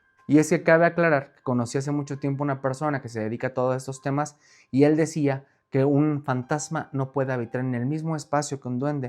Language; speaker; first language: Spanish; native; Spanish